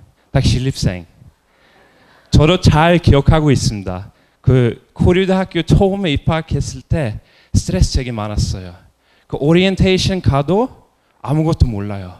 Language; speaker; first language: Korean; non-native, fluent; Norwegian